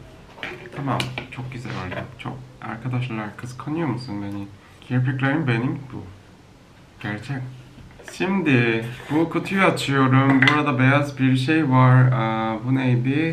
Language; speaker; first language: Turkish; non-native, learner; Korean